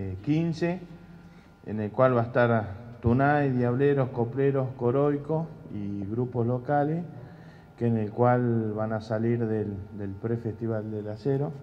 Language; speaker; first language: Spanish; native; Spanish